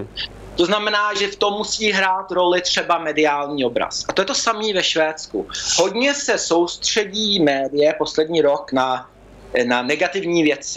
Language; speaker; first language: Czech; early bilingual, heritage; Czech